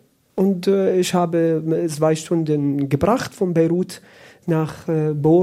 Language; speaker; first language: German; non-native, learner; Arabic